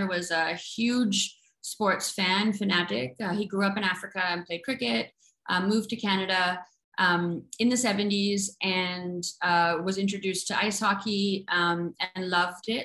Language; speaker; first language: English; native; English